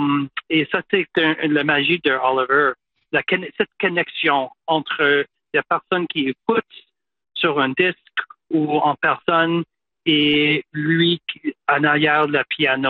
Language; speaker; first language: French; non-native, fluent; English